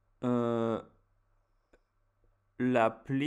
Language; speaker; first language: French; non-native, learner; English